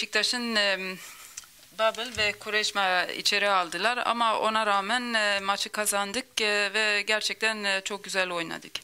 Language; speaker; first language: Turkish; early bilingual, other home language; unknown